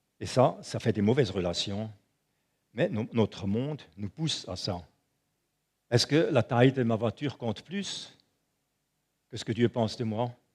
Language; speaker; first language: French; non-native, local second language; German